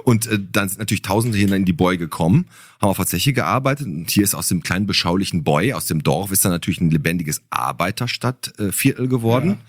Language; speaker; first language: German; native; German